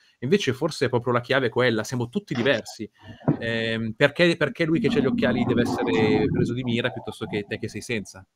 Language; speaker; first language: Italian; native; Italian